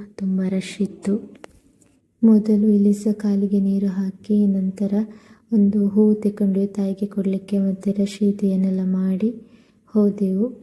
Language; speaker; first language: Kannada; non-native, local second language; Tulu